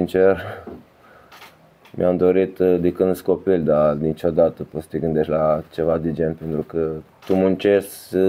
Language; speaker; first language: Romanian; early bilingual, heritage; Romanian